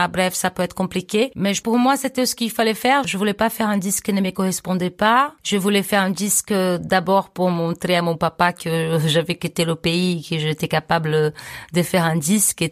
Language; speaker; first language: French; non-native, fluent; Portuguese